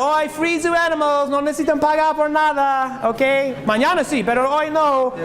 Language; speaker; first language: Spanish; non-native, learner; English